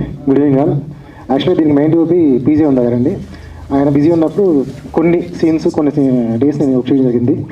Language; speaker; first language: Telugu; native; Telugu